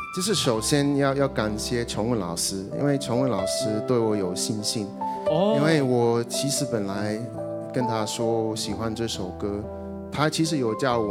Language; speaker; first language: Chinese; non-native, fluent; Greek